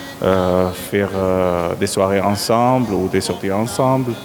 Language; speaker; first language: French; non-native, fluent; Arabic